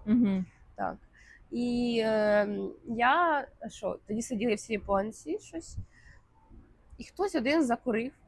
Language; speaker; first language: Ukrainian; native; Ukrainian